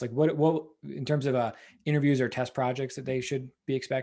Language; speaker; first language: English; native; English